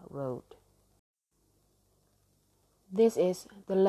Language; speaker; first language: English; non-native, learner; Indonesian